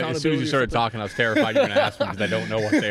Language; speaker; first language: English; native; English